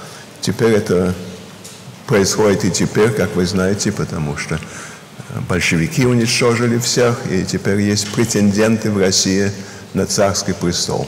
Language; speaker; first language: Russian; early bilingual, heritage; Russian